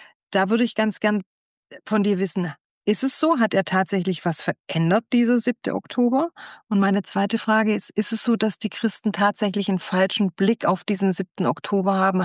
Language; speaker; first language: German; native; German